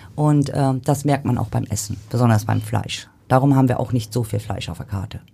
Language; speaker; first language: German; native; German